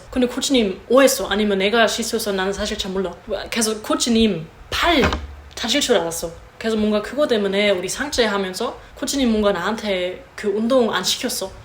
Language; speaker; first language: Korean; non-native, learner; German